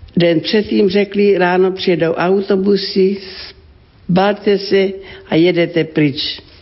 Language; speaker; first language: Czech; native; Czech